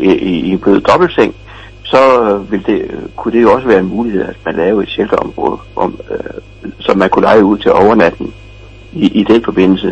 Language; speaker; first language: Danish; native; Danish